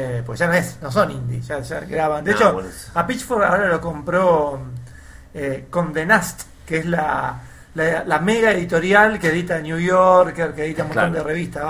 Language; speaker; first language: Spanish; native; Spanish